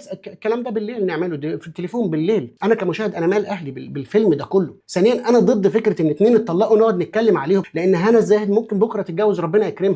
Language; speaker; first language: Arabic; native; Arabic